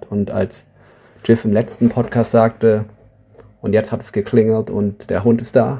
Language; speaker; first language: German; native; German